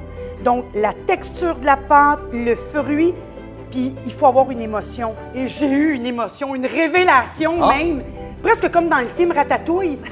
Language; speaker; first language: French; native; French